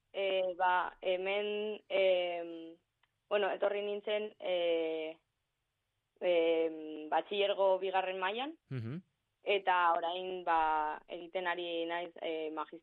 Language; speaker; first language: Basque; non-native, local second language; Spanish